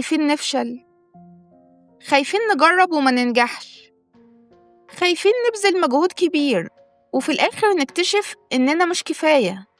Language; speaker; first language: Arabic; native; Arabic